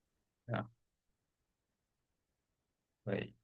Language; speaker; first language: Spanish; native; Spanish